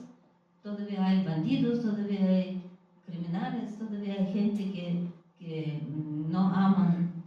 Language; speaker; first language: Spanish; non-native, fluent; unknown